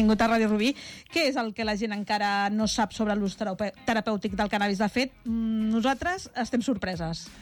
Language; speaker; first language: Catalan; native; Catalan